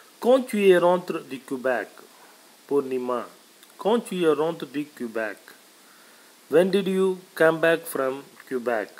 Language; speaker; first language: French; non-native, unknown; Tamil